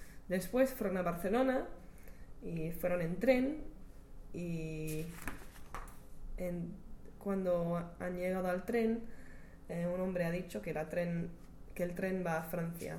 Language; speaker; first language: Spanish; non-native, learner; English